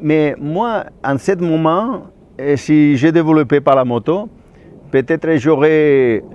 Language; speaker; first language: French; non-native, fluent; Spanish